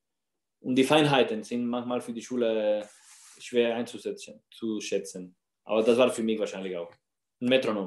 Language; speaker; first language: German; non-native, fluent; Spanish